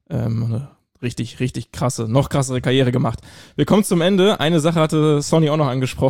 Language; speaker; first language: German; native; German